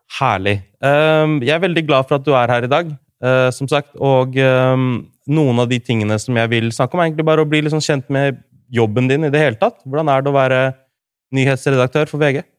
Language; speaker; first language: Norwegian; early bilingual, other home language; Urdu